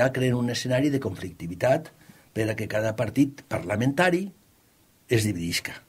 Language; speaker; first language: Catalan; native; Catalan